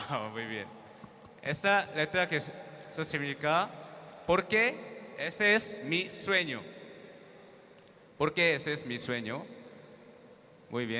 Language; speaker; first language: Spanish; non-native, learner; Korean